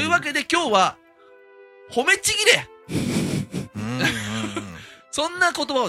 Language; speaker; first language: Japanese; native; Japanese